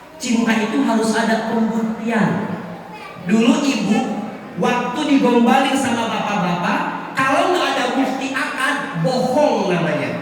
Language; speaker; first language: Indonesian; non-native, local second language; Sundanese